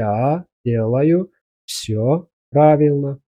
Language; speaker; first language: Russian; non-native, fluent; Azerbaijani